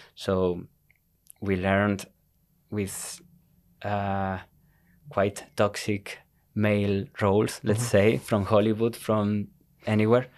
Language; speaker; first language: English; non-native, fluent; Spanish